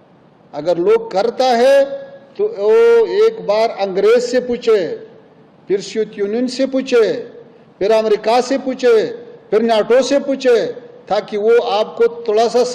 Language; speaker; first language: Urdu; non-native, fluent; Pashto